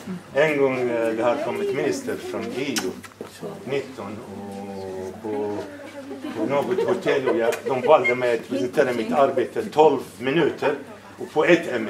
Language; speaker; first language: Swedish; non-native, fluent; Arabic